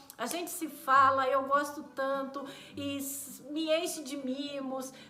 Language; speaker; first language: Portuguese; native; Portuguese